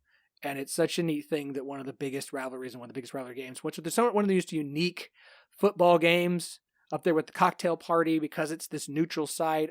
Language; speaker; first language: English; native; English